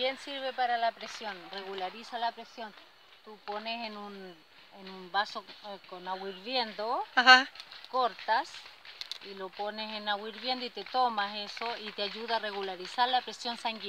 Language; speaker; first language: Spanish; native; Spanish